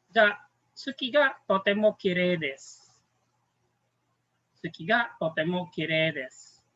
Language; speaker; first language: Japanese; non-native, fluent; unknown